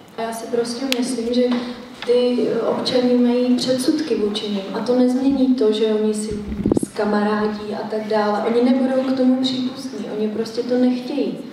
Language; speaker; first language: Czech; native; Czech